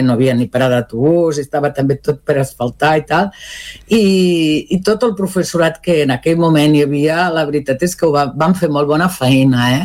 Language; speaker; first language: Catalan; non-native, local second language; Spanish